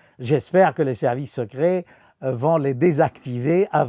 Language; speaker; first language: French; non-native, fluent; Arabic